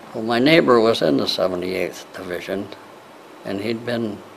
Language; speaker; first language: English; native; English